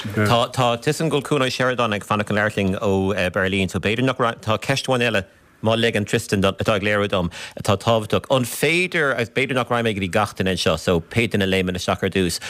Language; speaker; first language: Irish; native; Irish